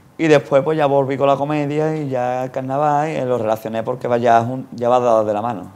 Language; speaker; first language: Spanish; native; Spanish